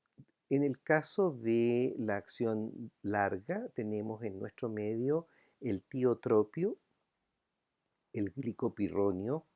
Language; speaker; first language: Spanish; native; Spanish